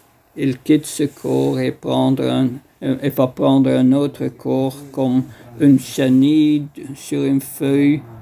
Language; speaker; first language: French; non-native, fluent; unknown